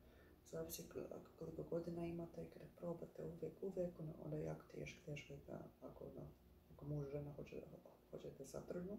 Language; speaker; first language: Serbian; early bilingual, heritage; Bosnian